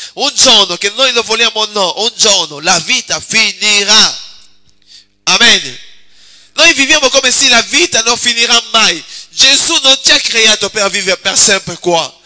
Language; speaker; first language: Italian; non-native, fluent; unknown